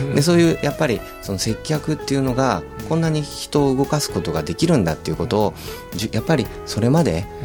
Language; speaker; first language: Japanese; native; Japanese